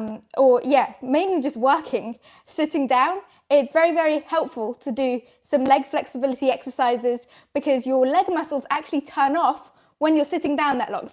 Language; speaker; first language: English; native; English